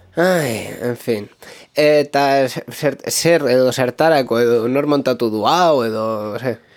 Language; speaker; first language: Basque; non-native, local second language; Spanish